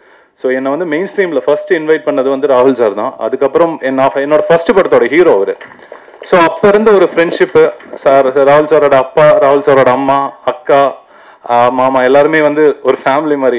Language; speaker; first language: Tamil; native; Tamil